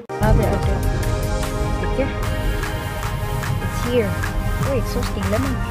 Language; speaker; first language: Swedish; non-native, learner; Cebuano